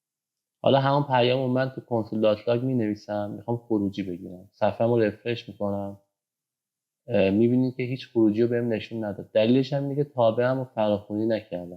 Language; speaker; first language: Persian; native; Persian